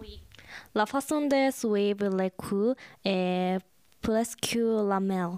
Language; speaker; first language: French; non-native, learner; Japanese